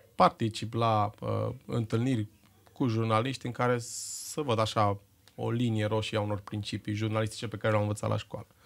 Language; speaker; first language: Romanian; native; Romanian